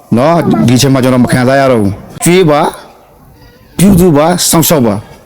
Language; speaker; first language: Burmese; non-native, local second language; Rohingya